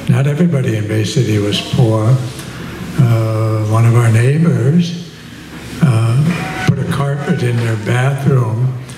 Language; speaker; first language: English; native; English